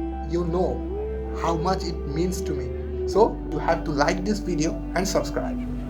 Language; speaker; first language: English; non-native, local second language; Bangla